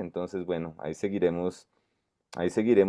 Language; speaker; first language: Spanish; native; Spanish